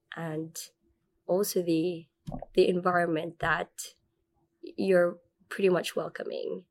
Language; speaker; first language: English; non-native, local second language; Filipino